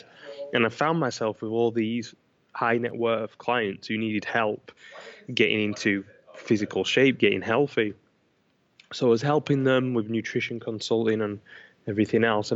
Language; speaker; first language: English; native; English